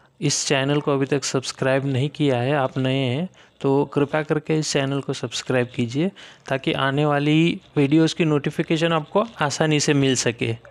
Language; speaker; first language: Hindi; native; Hindi